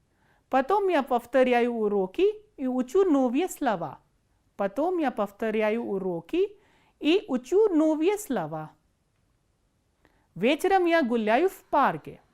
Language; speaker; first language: Russian; non-native, fluent; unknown